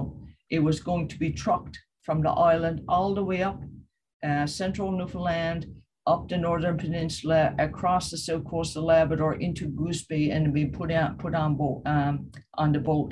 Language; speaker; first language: English; native; English